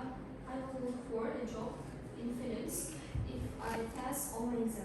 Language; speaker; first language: English; non-native, learner; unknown